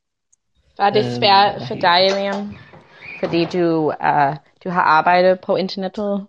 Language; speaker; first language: Danish; non-native, learner; English